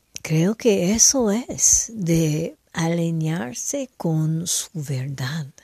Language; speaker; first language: Spanish; non-native, fluent; French